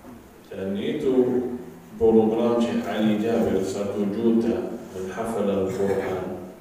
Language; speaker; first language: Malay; non-native, fluent; Arabic